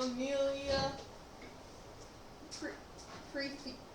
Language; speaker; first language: Spanish; non-native, learner; English